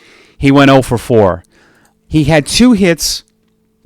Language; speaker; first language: English; native; English